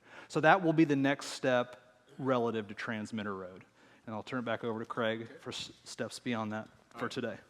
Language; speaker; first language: English; native; English